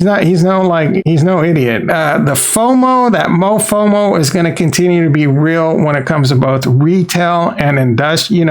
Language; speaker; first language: English; native; English